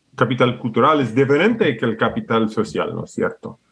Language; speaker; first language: Spanish; non-native, fluent; English